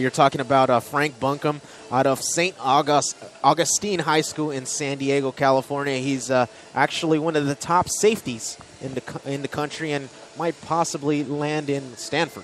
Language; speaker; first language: English; native; English